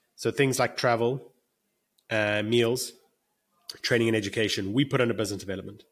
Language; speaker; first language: English; native; English